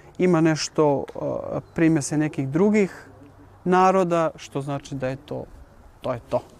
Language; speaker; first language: Bosnian; non-native, local second language; Ukrainian